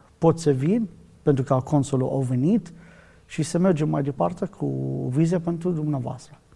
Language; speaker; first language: Romanian; non-native, learner; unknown